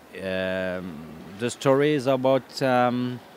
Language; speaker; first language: English; non-native, learner; French